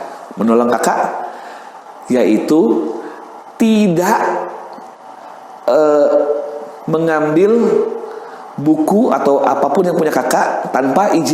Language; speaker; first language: Indonesian; native; Indonesian